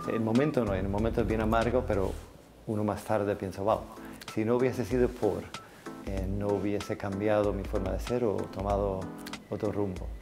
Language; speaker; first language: Spanish; non-native, fluent; English